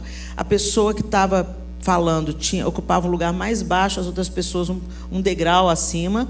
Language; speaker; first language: Portuguese; native; Portuguese